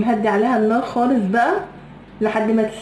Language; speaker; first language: Arabic; native; Arabic